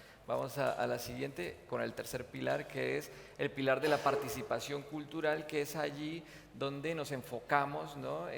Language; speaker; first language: Spanish; native; Spanish